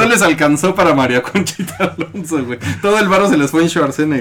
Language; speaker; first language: Spanish; native; Spanish